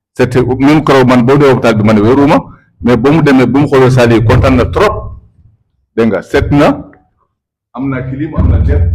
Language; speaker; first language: Wolof; non-native, local second language; Soninke